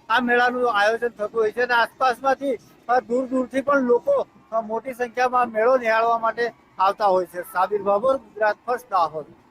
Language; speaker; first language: Gujarati; native; Gujarati